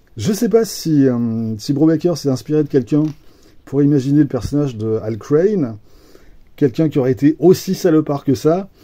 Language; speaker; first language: French; native; French